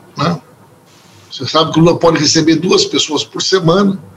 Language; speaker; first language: Portuguese; native; Portuguese